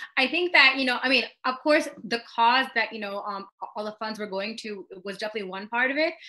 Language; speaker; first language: English; native; English